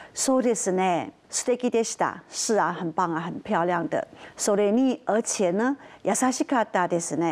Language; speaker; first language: Japanese; non-native, fluent; Chinese